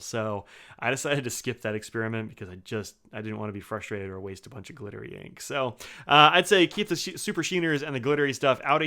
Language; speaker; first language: English; native; English